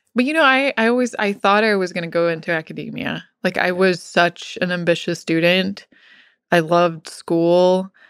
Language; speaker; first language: English; non-native, fluent; Swedish